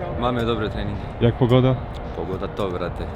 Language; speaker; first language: Polish; non-native, learner; Serbian